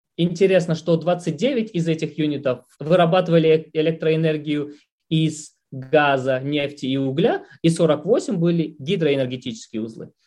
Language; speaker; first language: Russian; non-native, local second language; Tajik